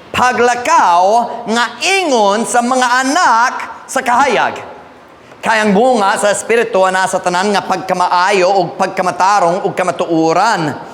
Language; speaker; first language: Cebuano; non-native, fluent; English